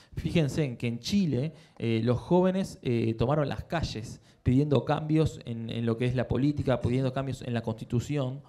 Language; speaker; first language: Spanish; native; Spanish